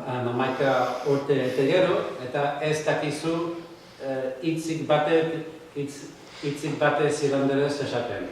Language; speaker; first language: Basque; non-native, fluent; English